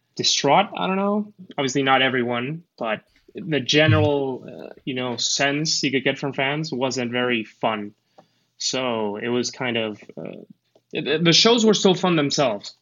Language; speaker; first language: English; non-native, fluent; Spanish